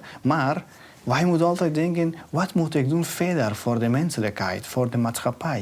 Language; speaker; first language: Dutch; non-native, learner; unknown